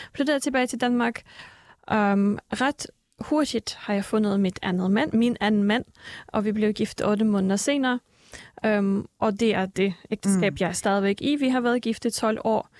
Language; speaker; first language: Danish; early bilingual, other home language; Russian